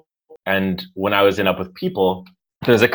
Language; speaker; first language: English; native; English